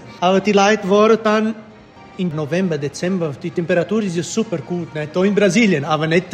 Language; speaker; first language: German; early bilingual, heritage; German